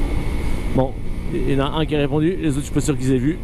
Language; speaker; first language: French; native; French